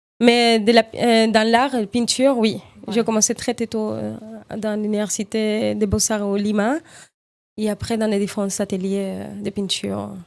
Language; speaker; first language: French; non-native, fluent; Spanish